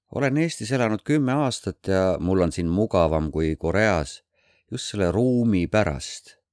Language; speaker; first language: Estonian; non-native, fluent; Korean